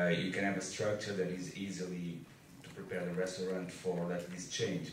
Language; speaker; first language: English; non-native, fluent; Slovenian